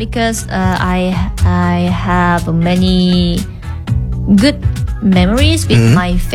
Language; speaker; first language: English; non-native, learner; Korean